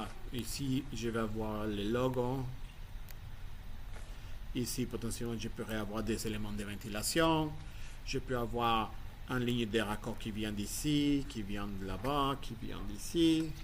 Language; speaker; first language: French; non-native, fluent; Spanish